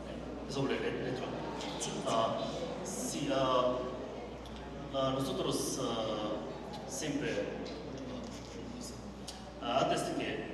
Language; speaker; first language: Spanish; non-native, learner; Japanese